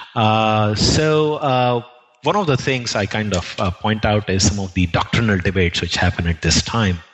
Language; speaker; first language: English; non-native, local second language; Telugu